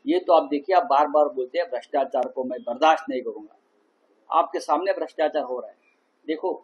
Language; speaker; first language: Hindi; non-native, local second language; Marathi